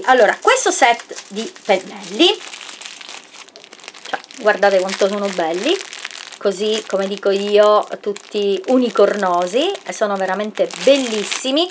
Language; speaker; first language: Italian; native; Italian